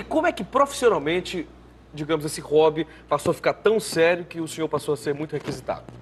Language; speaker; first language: Portuguese; native; Portuguese